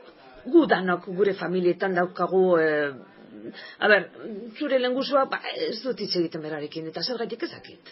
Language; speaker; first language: Basque; non-native, local second language; Spanish